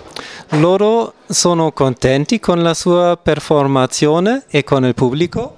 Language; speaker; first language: Italian; non-native, learner; German